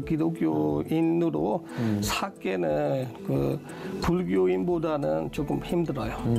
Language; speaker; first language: Korean; non-native, learner; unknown